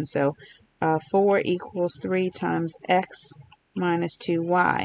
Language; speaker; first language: English; native; English